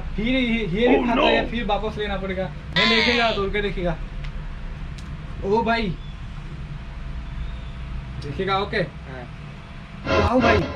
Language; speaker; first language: Hindi; non-native, local second language; Assamese